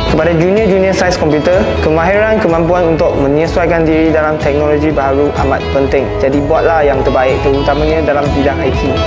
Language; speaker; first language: Malay; non-native, local second language; Chinese